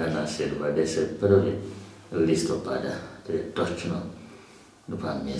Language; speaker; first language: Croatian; non-native, learner; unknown